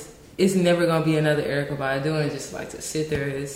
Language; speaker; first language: English; native; English